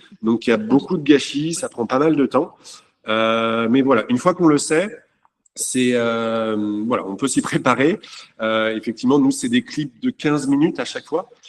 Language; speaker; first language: French; native; French